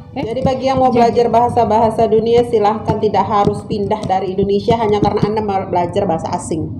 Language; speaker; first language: Indonesian; native; Indonesian